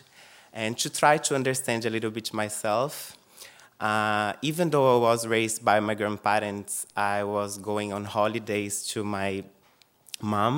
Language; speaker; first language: English; non-native, fluent; Portuguese